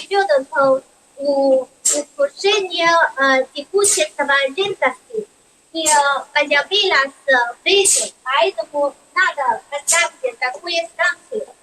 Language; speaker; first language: Russian; non-native, learner; Chinese